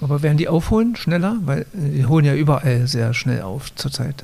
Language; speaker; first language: German; native; German